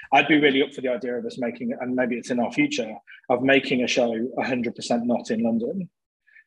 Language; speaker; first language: English; native; English